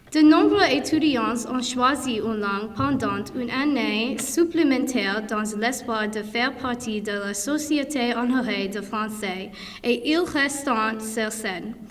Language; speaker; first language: French; non-native, learner; English